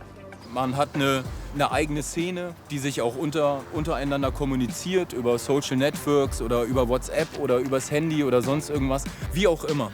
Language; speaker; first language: German; native; German